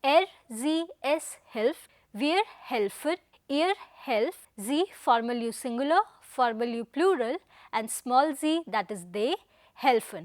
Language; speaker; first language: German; non-native, fluent; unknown